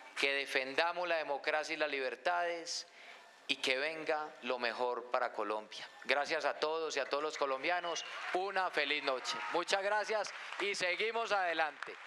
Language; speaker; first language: Spanish; native; Spanish